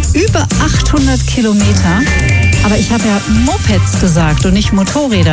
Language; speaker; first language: German; native; German